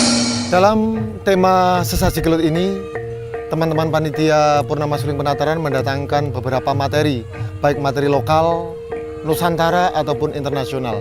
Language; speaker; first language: Indonesian; native; Indonesian